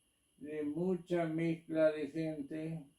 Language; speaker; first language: Spanish; non-native, local second language; German